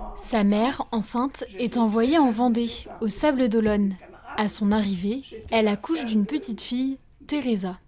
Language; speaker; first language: French; native; French